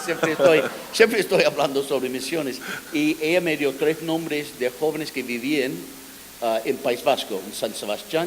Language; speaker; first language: Spanish; non-native, fluent; English